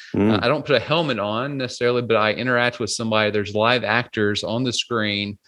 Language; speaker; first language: English; native; English